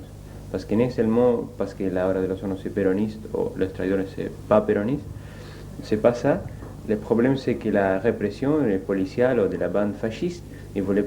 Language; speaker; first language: French; non-native, learner; Spanish